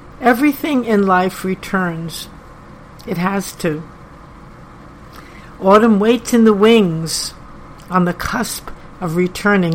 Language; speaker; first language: English; native; English